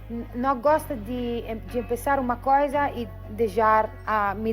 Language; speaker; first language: Portuguese; non-native, learner; Italian